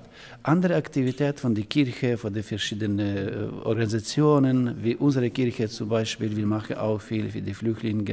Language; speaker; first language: German; non-native, learner; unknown